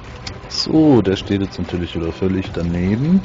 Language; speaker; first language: German; native; German